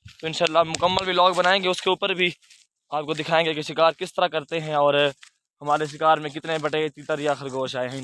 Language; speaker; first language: Urdu; non-native, local second language; Saraiki